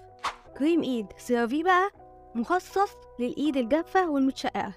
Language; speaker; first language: Arabic; native; Arabic